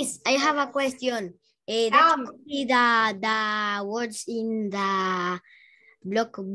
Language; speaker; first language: English; non-native, learner; Spanish